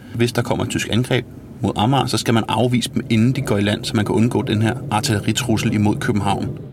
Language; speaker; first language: Danish; native; Danish